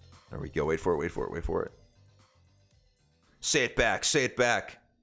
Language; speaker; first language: English; native; English